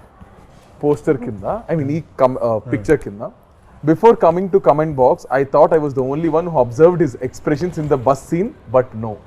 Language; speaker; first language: Telugu; native; Telugu